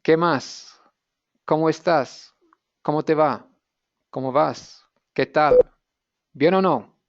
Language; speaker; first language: Spanish; non-native, fluent; English